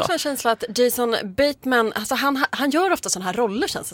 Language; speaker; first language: Swedish; native; Swedish